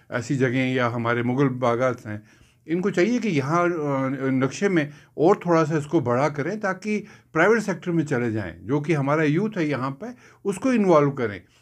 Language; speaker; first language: Hindi; non-native, local second language; Kashmiri